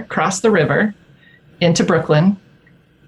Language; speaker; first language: English; native; English